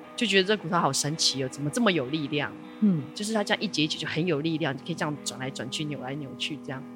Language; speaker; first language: Chinese; native; Chinese